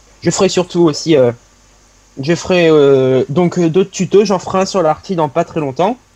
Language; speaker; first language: French; native; French